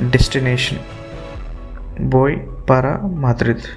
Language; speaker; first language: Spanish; non-native, fluent; Telugu